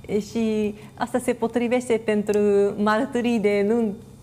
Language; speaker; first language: Romanian; non-native, fluent; Japanese